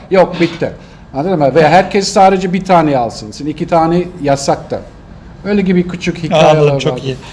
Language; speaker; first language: Turkish; non-native, learner; Russian